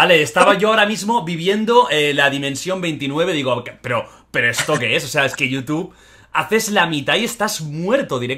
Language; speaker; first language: Spanish; native; Spanish